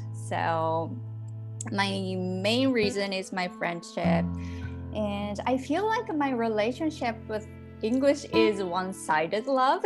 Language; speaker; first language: English; non-native, fluent; Japanese